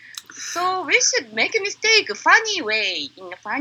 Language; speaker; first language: English; non-native, learner; Japanese